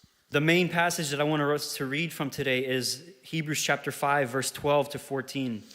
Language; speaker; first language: English; early bilingual, other home language; Ukrainian